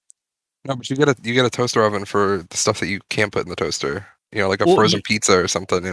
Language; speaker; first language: English; native; English